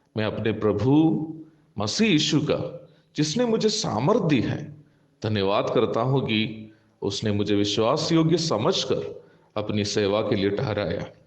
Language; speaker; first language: Hindi; non-native, local second language; Malayalam